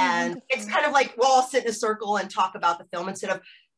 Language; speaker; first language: English; native; English